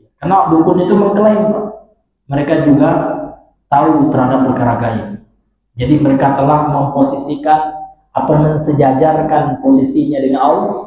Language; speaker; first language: Indonesian; non-native, local second language; Minangkabau